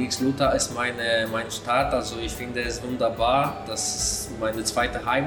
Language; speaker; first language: German; non-native, fluent; Polish